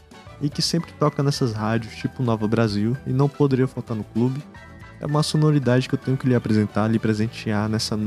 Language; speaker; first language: Portuguese; native; Portuguese